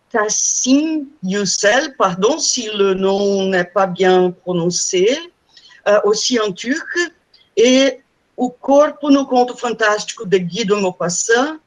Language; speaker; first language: French; non-native, fluent; Portuguese